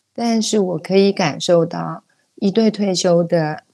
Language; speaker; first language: Chinese; native; Chinese